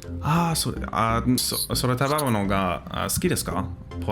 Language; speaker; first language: Japanese; non-native, learner; English